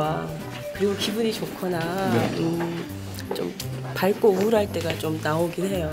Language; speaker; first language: Korean; native; Korean